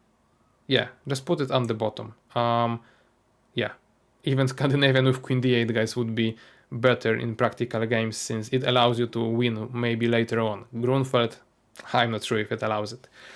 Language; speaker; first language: English; non-native, fluent; Polish